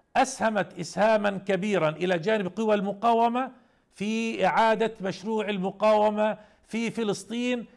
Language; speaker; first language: Arabic; native; Arabic